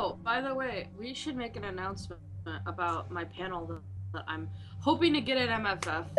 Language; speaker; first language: English; native; English